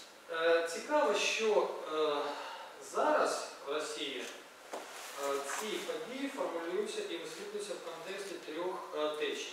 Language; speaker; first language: Ukrainian; native; Ukrainian